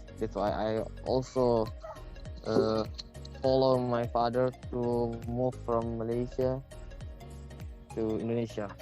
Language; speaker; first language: English; non-native, learner; Indonesian